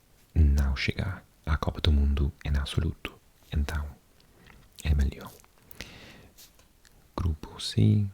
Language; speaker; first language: Portuguese; non-native, learner; English